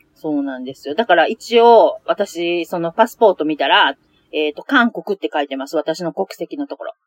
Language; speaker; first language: Japanese; native; Japanese